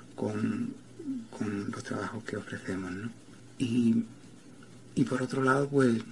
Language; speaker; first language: Spanish; native; Spanish